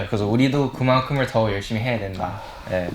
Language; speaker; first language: Korean; early bilingual, heritage; English